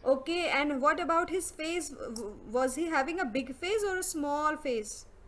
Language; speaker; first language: English; non-native, local second language; Marathi